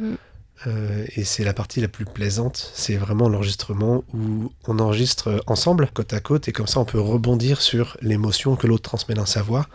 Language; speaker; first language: French; native; French